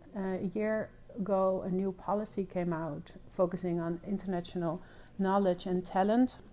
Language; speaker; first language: English; non-native, fluent; Dutch